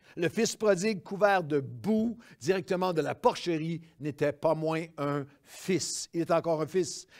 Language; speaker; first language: French; native; French